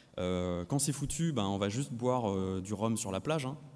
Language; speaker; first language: French; native; French